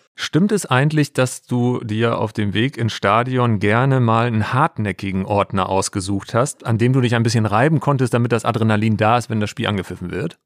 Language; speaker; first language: German; native; German